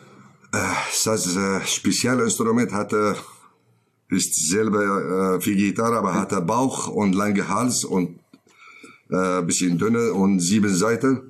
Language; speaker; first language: German; non-native, learner; Kurdish